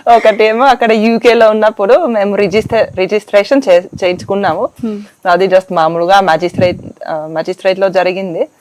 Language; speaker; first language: Telugu; non-native, fluent; Finnish